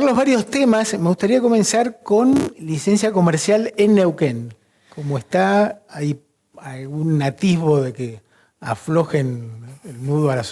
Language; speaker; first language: Spanish; native; Spanish